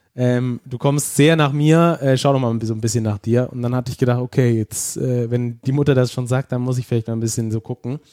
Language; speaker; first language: German; native; German